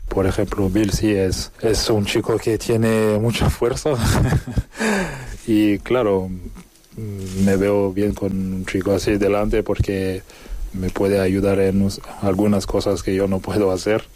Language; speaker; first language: Spanish; non-native, fluent; French